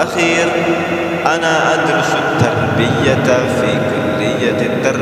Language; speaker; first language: Arabic; non-native, fluent; Indonesian